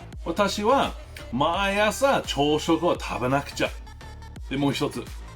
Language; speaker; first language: Japanese; non-native, learner; English